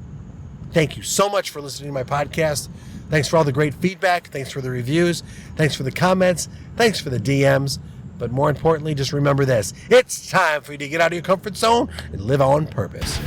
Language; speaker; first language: English; native; English